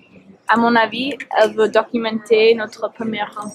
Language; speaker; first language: French; non-native, learner; English